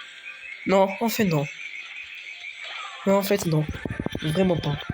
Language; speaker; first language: French; native; French